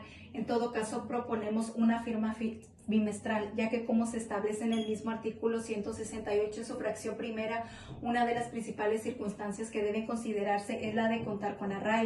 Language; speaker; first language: Spanish; native; Spanish